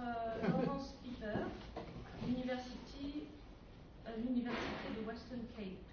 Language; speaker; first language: French; native; French